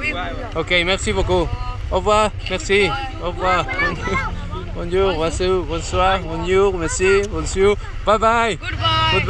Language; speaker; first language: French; non-native, learner; Spanish